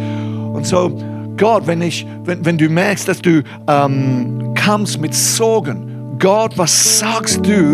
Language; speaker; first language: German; non-native, fluent; English